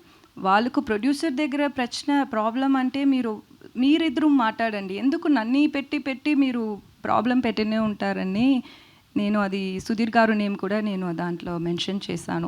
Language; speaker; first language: Telugu; non-native, learner; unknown